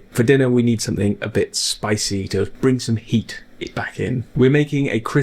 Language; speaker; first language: English; native; English